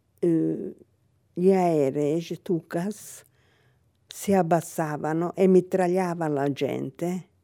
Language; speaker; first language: Italian; non-native, fluent; Hungarian